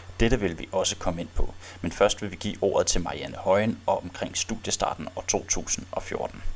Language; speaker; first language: Danish; native; Danish